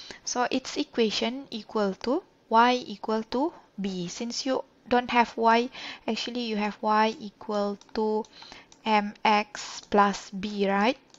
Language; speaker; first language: English; non-native, local second language; Malay